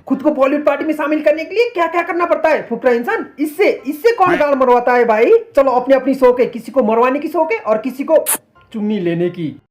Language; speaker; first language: Hindi; native; Hindi